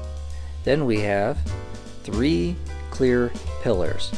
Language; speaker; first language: English; native; English